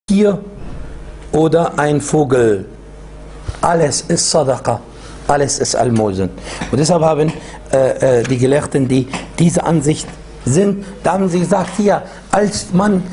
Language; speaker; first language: German; non-native, fluent; Arabic